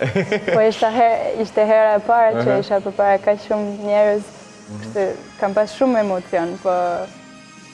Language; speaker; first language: Albanian; early bilingual, heritage; French